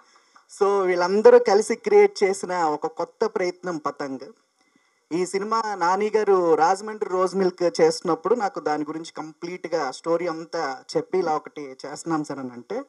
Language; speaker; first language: Telugu; native; Telugu